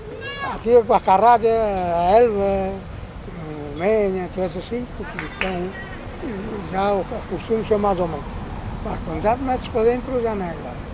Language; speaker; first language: Portuguese; non-native, local second language; Spanish